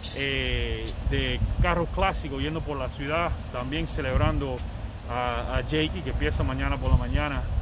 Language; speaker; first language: Spanish; early bilingual, heritage; Spanish